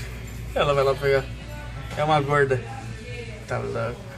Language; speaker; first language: Portuguese; native; Portuguese